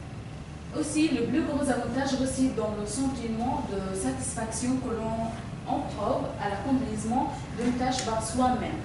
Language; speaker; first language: French; non-native, fluent; Arabic